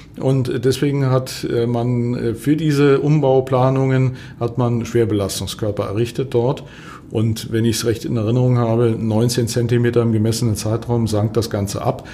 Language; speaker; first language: German; native; German